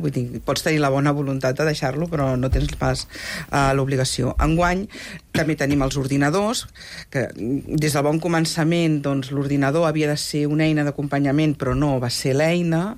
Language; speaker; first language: Catalan; native; Catalan